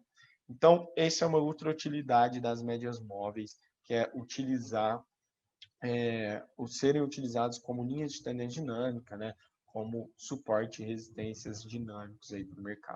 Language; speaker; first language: Portuguese; native; Portuguese